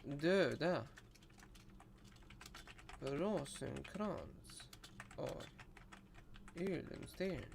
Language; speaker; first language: Swedish; non-native, learner; Russian